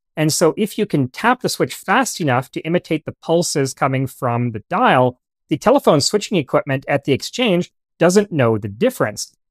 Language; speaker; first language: English; native; English